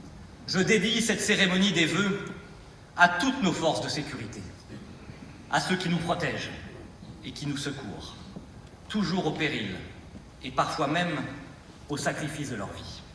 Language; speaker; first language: French; native; French